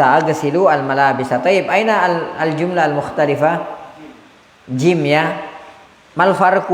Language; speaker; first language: Arabic; non-native, fluent; Indonesian